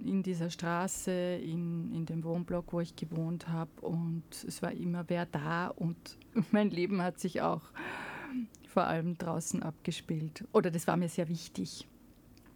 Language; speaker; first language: German; native; German